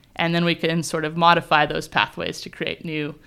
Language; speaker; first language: English; native; English